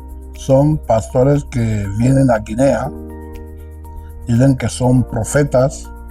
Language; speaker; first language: Spanish; non-native, local second language; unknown